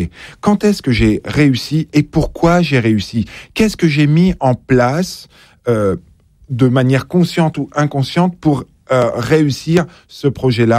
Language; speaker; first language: French; native; French